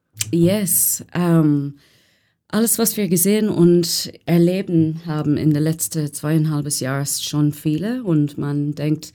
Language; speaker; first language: German; non-native, learner; English